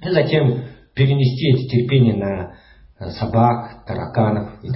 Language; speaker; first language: Russian; native; Russian